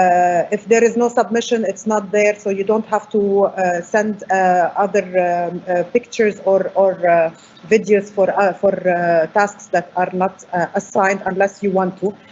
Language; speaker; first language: English; non-native, fluent; Arabic